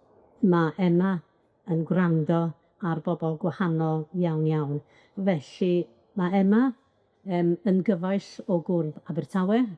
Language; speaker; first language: Welsh; native; Welsh